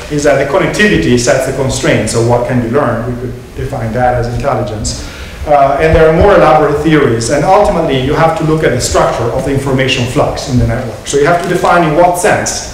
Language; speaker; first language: English; non-native, fluent; Italian